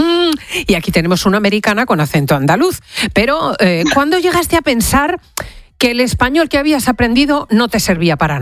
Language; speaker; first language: Spanish; native; Spanish